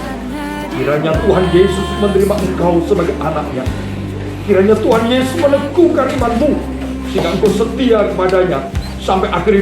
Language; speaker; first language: Indonesian; native; Indonesian